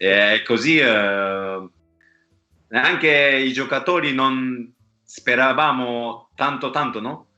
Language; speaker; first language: Italian; non-native, learner; Japanese